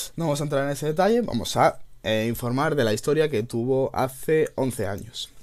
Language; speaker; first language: Spanish; native; Spanish